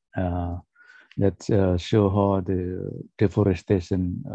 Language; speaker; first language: English; non-native, fluent; Indonesian